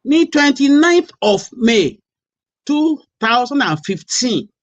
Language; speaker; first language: English; non-native, local second language; Yoruba